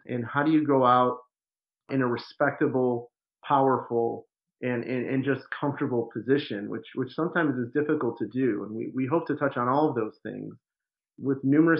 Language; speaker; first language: English; native; English